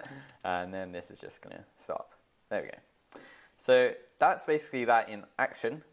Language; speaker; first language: English; native; English